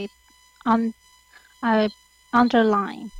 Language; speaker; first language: English; non-native, learner; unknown